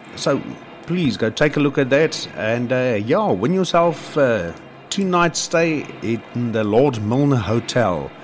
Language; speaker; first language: English; non-native, local second language; Afrikaans